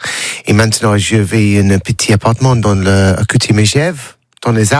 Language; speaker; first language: French; non-native, learner; English